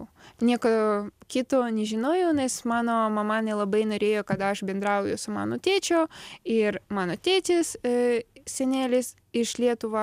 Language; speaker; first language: Lithuanian; non-native, learner; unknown